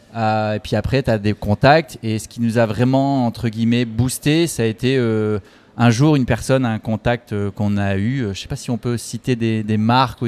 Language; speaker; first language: French; native; French